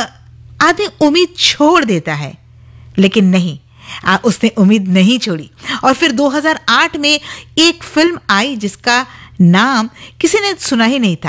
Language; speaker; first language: Hindi; native; Hindi